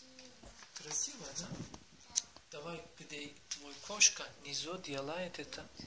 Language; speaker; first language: Russian; non-native, learner; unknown